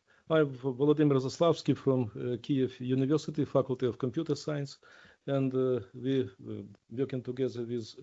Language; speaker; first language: English; non-native, learner; Ukrainian